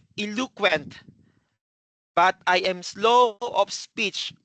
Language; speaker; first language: English; non-native, local second language; Filipino